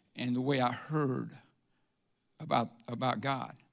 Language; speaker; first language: English; native; English